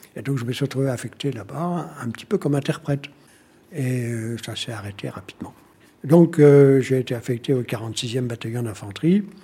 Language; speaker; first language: French; native; French